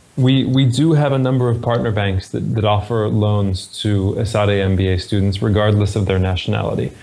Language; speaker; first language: English; native; English